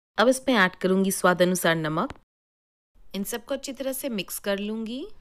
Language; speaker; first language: Hindi; native; Hindi